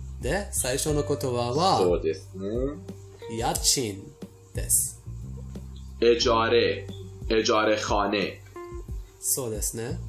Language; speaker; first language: Japanese; non-native, fluent; Persian